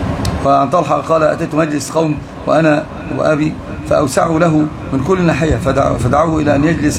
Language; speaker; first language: Arabic; native; Arabic